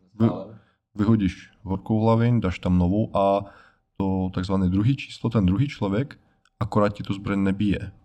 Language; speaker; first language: Czech; non-native, fluent; Russian